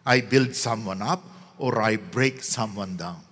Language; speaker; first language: English; non-native, local second language; Filipino